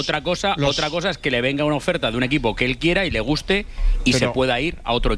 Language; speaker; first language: Spanish; native; Spanish